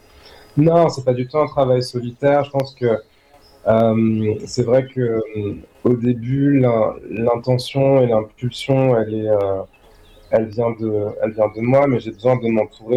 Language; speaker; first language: French; native; French